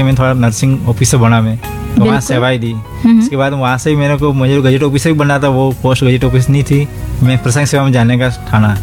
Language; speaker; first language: Hindi; native; Hindi